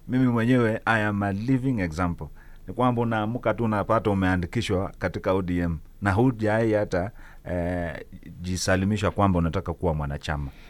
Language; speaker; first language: Swahili; non-native, local second language; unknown